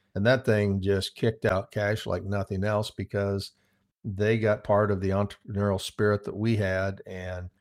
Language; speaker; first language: English; native; English